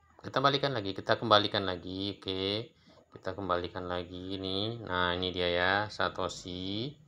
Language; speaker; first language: Indonesian; native; Indonesian